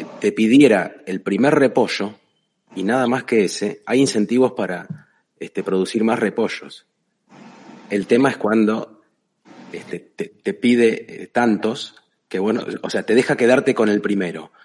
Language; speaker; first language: Spanish; native; Spanish